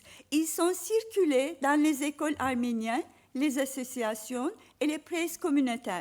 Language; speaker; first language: French; non-native, fluent; Turkish